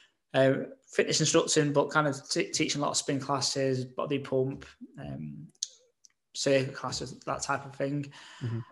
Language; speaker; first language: English; native; English